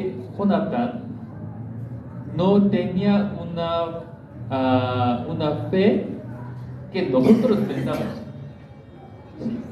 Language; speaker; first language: Spanish; non-native, learner; Korean